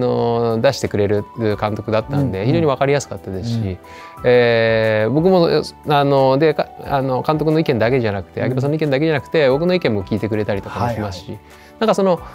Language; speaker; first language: Japanese; native; Japanese